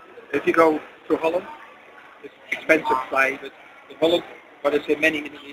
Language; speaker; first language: English; non-native, learner; Dutch